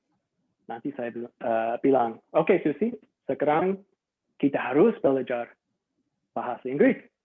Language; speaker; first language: Indonesian; non-native, fluent; English